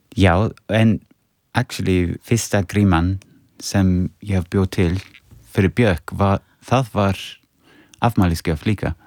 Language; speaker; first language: Icelandic; non-native, fluent; English